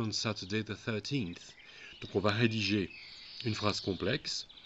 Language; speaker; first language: French; native; French